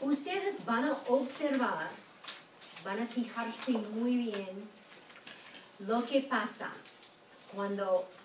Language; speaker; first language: Spanish; non-native, fluent; English